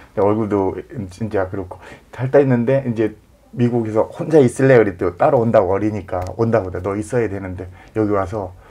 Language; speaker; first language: Korean; native; Korean